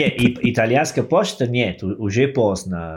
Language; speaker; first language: Russian; non-native, fluent; Italian